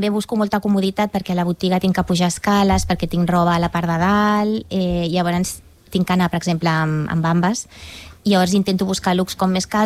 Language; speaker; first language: Catalan; native; Catalan